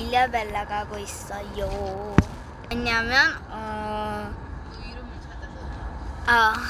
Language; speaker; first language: Korean; early bilingual, other home language; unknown